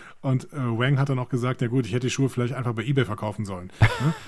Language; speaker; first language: German; native; German